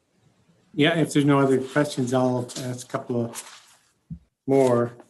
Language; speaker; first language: English; native; English